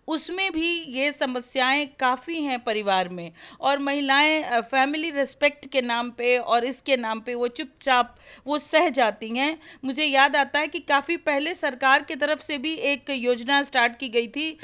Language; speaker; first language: Hindi; native; Hindi